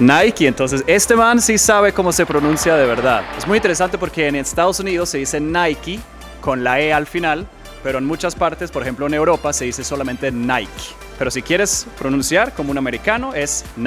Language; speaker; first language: Spanish; non-native, fluent; English